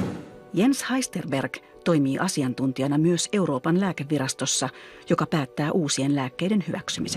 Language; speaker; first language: Finnish; native; Finnish